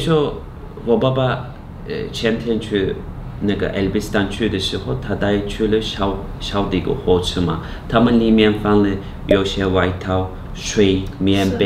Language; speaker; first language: Chinese; non-native, fluent; Turkish